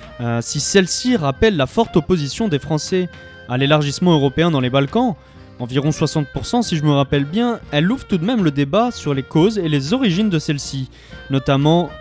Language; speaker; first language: French; native; French